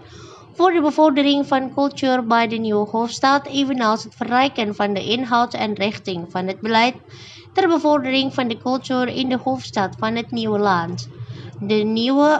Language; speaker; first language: Dutch; non-native, fluent; Indonesian